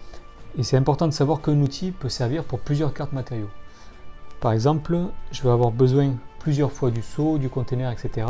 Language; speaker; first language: French; native; French